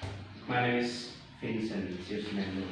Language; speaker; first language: English; non-native, learner; Indonesian